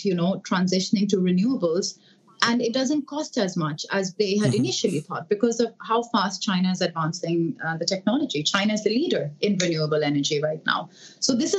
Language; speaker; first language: English; non-native, local second language; Urdu